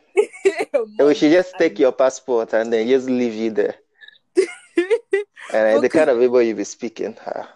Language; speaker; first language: English; non-native, local second language; Igbo